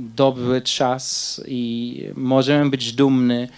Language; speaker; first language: Polish; non-native, fluent; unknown